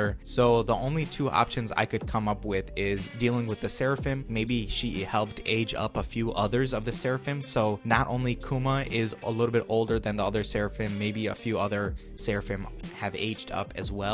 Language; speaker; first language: English; native; English